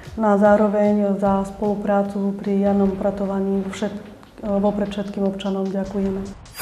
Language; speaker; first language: Slovak; native; Slovak